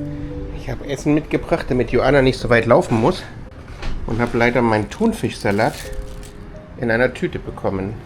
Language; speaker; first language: German; native; German